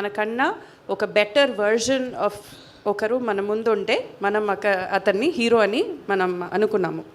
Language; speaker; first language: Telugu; non-native, fluent; Malayalam